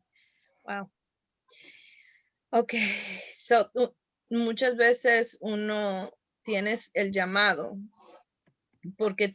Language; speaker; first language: Spanish; early bilingual, heritage; Spanish